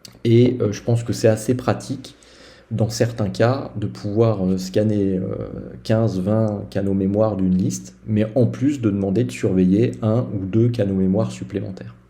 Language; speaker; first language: French; native; French